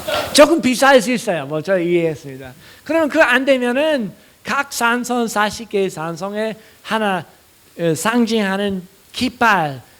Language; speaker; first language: Korean; non-native, fluent; English